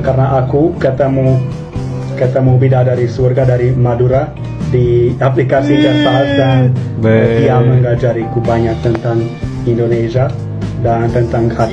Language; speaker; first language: Indonesian; non-native, fluent; Hungarian